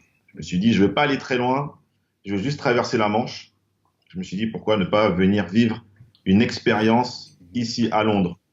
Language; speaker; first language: French; native; French